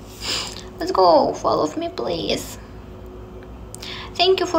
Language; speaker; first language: English; non-native, learner; Ukrainian